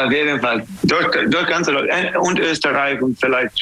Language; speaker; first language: German; non-native, fluent; English